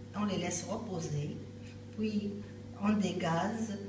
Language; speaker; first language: French; non-native, local second language; Arabic